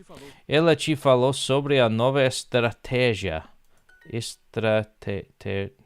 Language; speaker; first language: Portuguese; non-native, learner; English